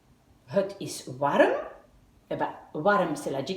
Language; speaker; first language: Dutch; non-native, fluent; French